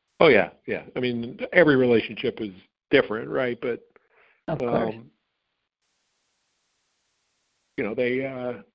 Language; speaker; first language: English; native; English